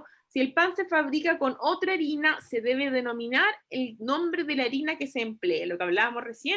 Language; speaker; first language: Spanish; native; Spanish